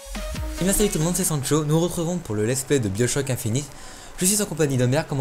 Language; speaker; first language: French; native; French